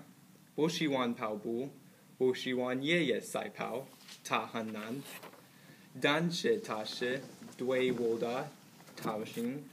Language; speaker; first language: Chinese; non-native, learner; English